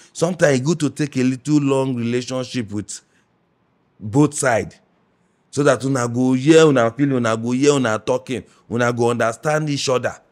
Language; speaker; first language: Nigerian Pidgin; non-native, local second language; Yoruba